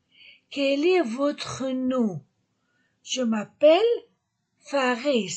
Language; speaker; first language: French; non-native, fluent; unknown